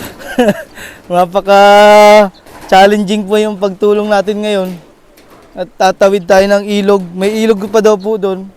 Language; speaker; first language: Filipino; native; Filipino